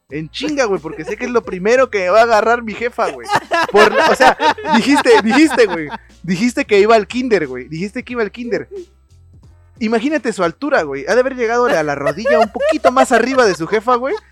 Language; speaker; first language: Spanish; native; Spanish